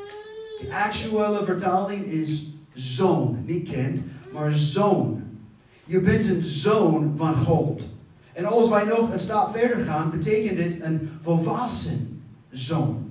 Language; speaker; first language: Dutch; non-native, fluent; English